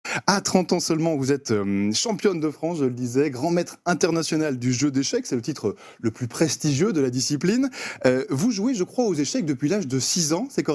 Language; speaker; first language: French; native; French